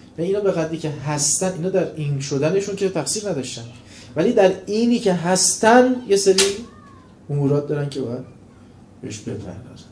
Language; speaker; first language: Persian; non-native, local second language; Azerbaijani